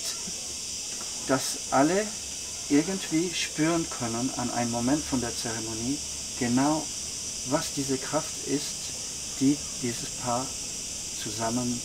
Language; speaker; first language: German; non-native, fluent; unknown